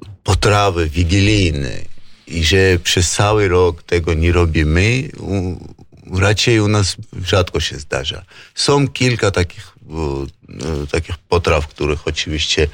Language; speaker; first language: Polish; non-native, fluent; Georgian